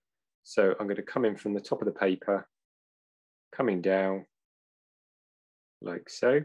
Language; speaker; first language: English; native; English